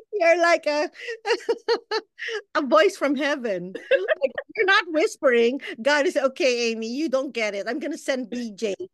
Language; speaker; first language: English; non-native, local second language; Filipino